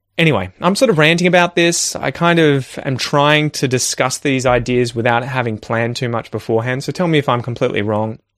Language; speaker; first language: English; native; English